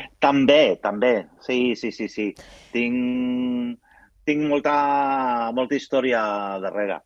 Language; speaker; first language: Catalan; non-native, local second language; Spanish